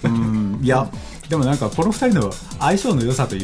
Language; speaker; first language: Japanese; native; Japanese